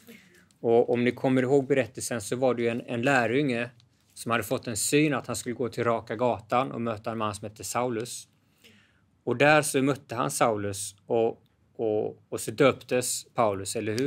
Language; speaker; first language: Swedish; native; Swedish